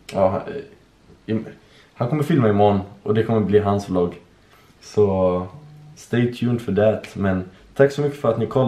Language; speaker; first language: Swedish; native; Swedish